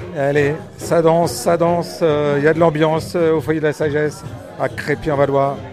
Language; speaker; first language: French; native; French